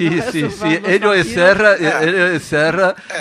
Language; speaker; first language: Spanish; non-native, fluent; Portuguese